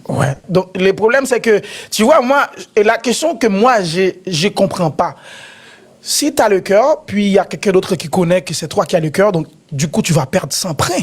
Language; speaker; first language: French; non-native, local second language; Haitian Creole